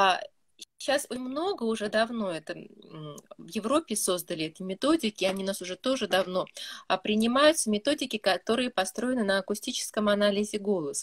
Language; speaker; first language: Russian; native; Russian